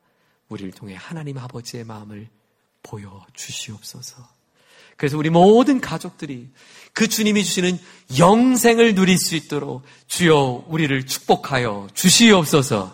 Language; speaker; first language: Korean; native; Korean